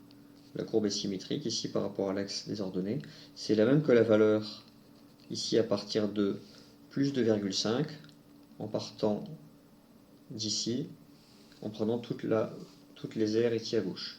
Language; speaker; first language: French; native; French